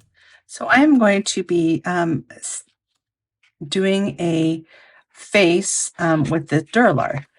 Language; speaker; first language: English; native; English